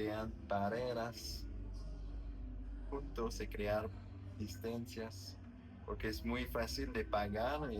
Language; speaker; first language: Spanish; non-native, learner; French